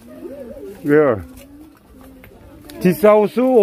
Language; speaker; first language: English; non-native, learner; Korean